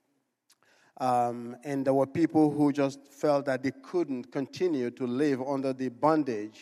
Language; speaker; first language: English; non-native, local second language; Igbo